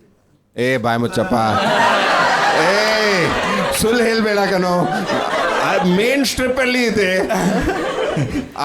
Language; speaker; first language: Kannada; non-native, learner; Punjabi